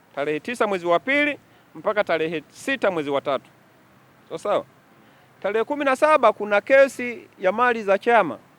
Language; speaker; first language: Swahili; native; Swahili